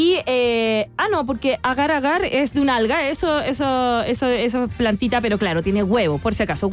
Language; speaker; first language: Spanish; native; Spanish